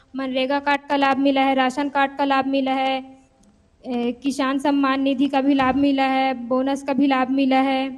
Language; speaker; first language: Hindi; native; Hindi